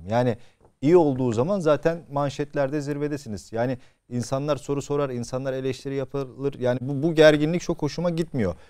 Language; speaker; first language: Turkish; native; Turkish